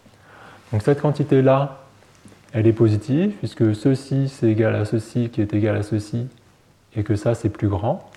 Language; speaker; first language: French; native; French